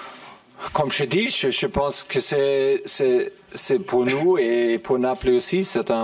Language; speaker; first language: French; non-native, fluent; German